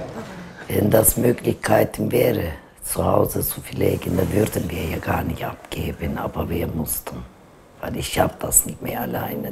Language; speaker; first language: German; non-native, learner; Turkish